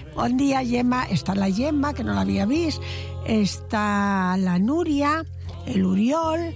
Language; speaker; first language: Catalan; non-native, local second language; Spanish